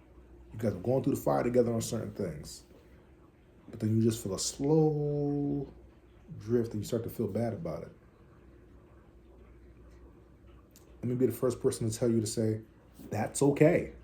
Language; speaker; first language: English; native; English